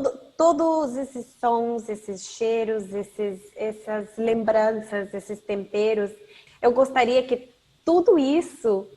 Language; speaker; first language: Portuguese; non-native, fluent; Spanish